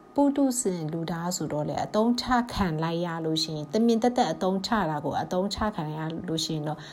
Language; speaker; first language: Burmese; non-native, local second language; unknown